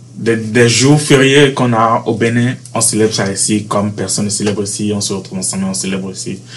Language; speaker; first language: French; native; French